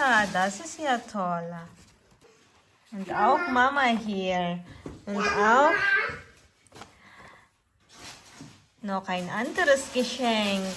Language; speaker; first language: German; non-native, fluent; Filipino